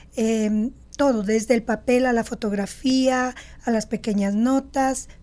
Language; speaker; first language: Spanish; native; Spanish